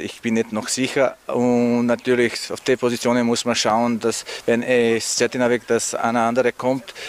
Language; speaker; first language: German; non-native, learner; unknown